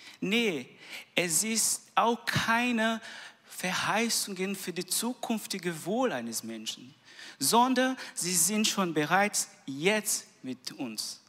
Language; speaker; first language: German; non-native, learner; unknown